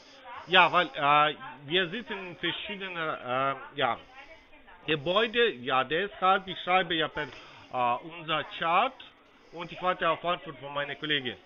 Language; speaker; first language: German; non-native, fluent; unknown